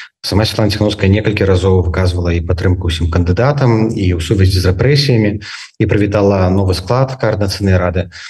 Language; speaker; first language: Belarusian; native; Belarusian